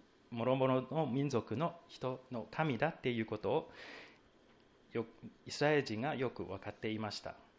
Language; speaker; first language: Japanese; non-native, fluent; Chinese